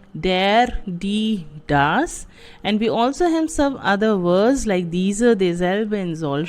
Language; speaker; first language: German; non-native, fluent; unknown